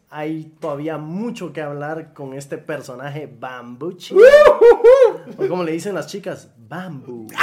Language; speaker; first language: Spanish; native; Spanish